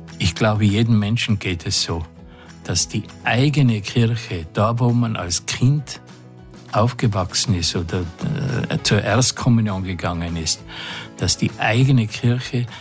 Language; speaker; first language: German; native; German